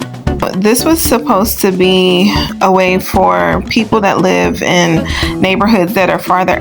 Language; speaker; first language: English; native; English